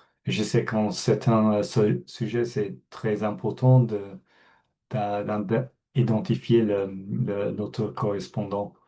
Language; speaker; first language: French; non-native, fluent; English